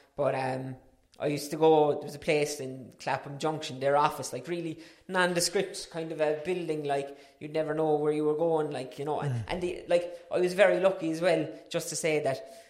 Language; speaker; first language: English; native; English